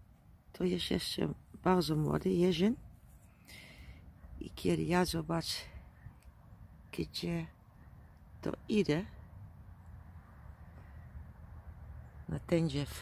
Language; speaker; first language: Polish; non-native, learner; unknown